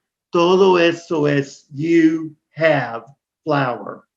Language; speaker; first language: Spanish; non-native, fluent; English